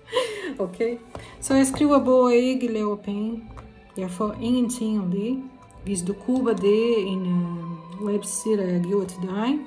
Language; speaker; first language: Danish; non-native, learner; Portuguese